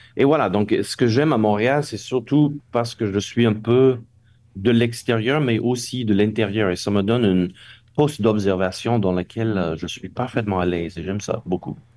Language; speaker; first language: French; non-native, local second language; English